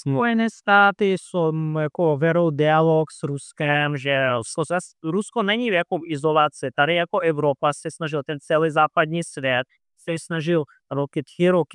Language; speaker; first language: Czech; non-native, fluent; Russian